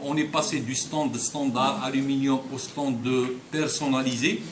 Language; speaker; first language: French; non-native, local second language; Arabic